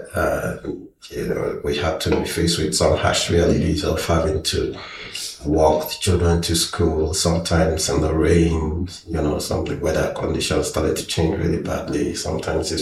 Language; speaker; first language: English; non-native, local second language; Igbo